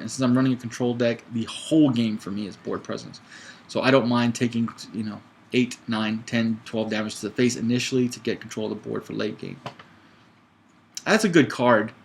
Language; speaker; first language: English; native; English